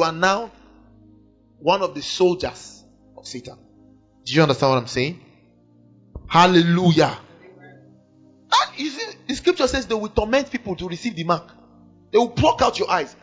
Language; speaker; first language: English; non-native, local second language; Igbo